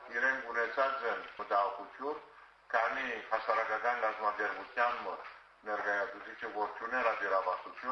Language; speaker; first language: Armenian; early bilingual, heritage; Armenian